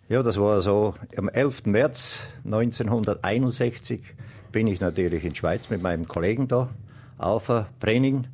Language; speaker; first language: German; native; German